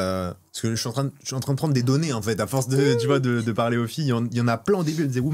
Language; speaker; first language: French; native; French